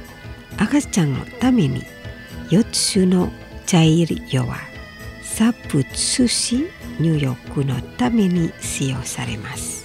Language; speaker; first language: Japanese; non-native, fluent; Indonesian